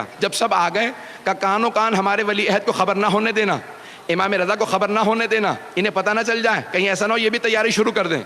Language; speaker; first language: Urdu; native; Urdu